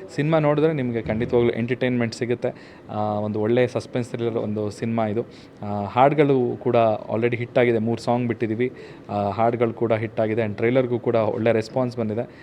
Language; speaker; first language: Kannada; native; Kannada